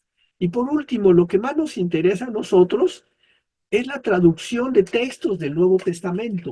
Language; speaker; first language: Spanish; native; Spanish